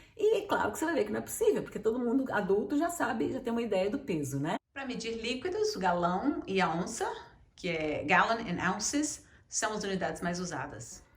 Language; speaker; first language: Portuguese; native; Portuguese